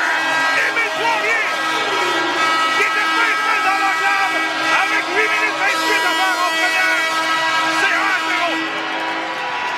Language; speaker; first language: French; native; French